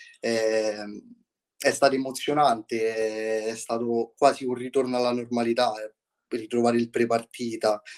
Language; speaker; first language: Italian; native; Italian